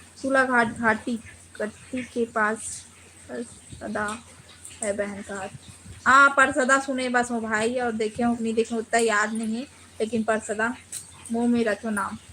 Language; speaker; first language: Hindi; native; Hindi